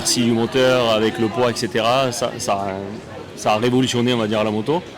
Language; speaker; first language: French; native; French